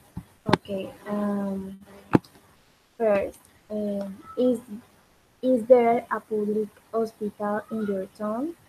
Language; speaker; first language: English; non-native, learner; Spanish